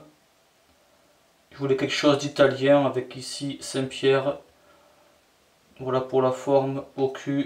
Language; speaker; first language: French; native; French